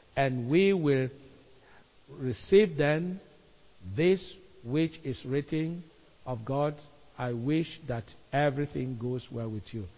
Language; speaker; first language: English; non-native, local second language; Igbo